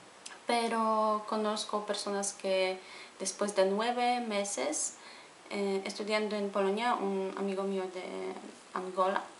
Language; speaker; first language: Spanish; non-native, fluent; Polish